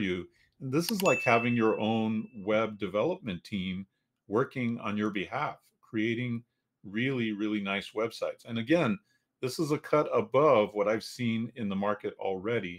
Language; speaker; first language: English; native; English